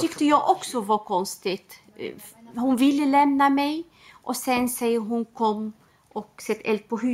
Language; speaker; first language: Swedish; non-native, fluent; Arabic